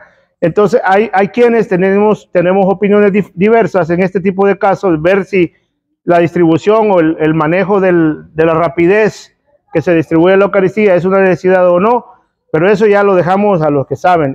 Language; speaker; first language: Spanish; native; Spanish